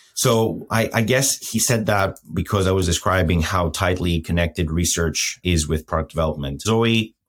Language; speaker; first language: English; non-native, fluent; Greek